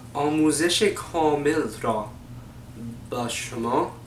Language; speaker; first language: Persian; non-native, learner; English